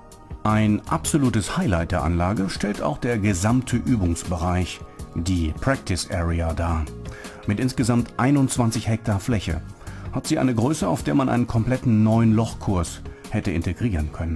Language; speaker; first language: German; native; German